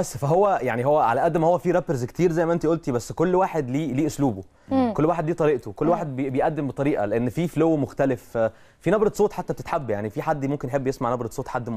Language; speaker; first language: Arabic; native; Arabic